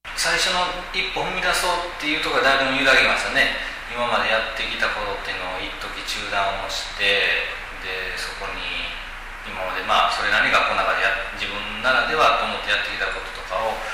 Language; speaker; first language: Japanese; native; Japanese